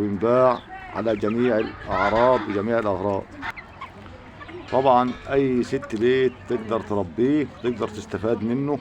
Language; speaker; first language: Arabic; native; Arabic